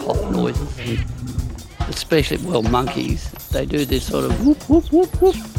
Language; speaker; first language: English; native; English